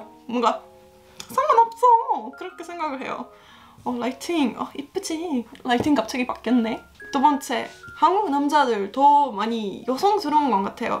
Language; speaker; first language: Korean; non-native, fluent; Estonian